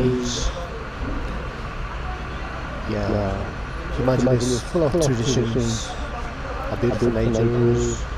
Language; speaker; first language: English; non-native, local second language; Tibetan